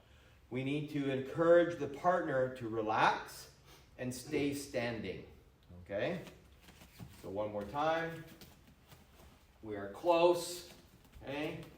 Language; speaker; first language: English; native; English